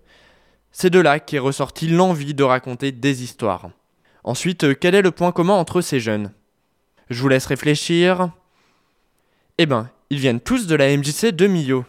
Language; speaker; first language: French; native; French